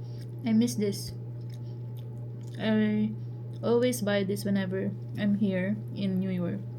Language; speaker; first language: English; non-native, local second language; Filipino